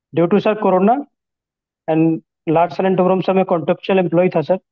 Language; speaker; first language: Hindi; native; Hindi